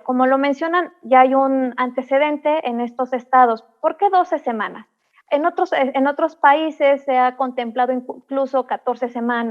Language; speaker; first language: Spanish; native; Spanish